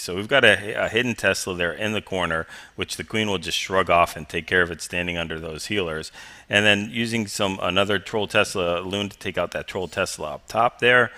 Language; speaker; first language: English; native; English